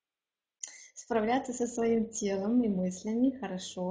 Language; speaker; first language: Russian; native; Russian